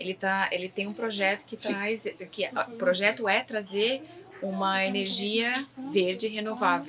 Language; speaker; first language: Portuguese; native; Portuguese